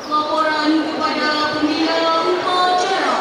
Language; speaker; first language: Indonesian; native; Indonesian